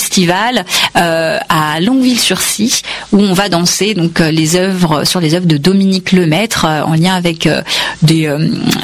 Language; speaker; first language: French; non-native, fluent; Kannada